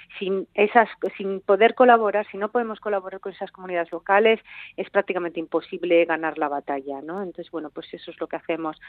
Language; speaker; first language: Spanish; native; Spanish